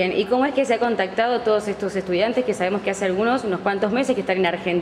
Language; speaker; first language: Spanish; native; Spanish